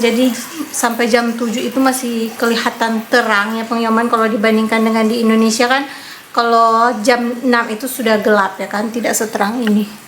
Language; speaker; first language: Indonesian; native; Indonesian